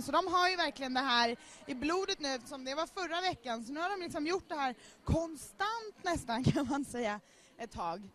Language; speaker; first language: Swedish; native; Swedish